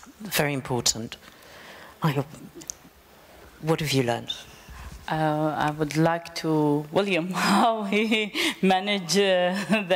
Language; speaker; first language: English; non-native, learner; Arabic